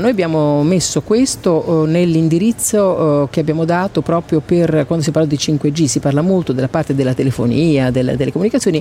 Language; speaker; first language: Italian; native; Italian